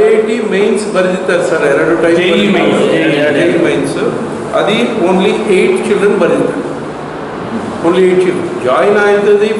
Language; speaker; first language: Kannada; non-native, local second language; Telugu